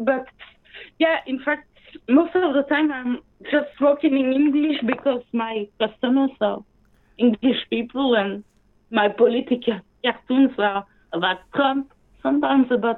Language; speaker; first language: English; non-native, fluent; French